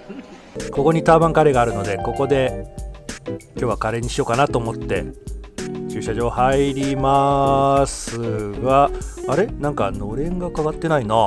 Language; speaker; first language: Japanese; native; Japanese